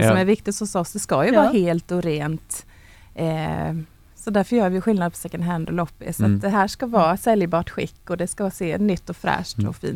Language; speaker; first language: Swedish; native; Swedish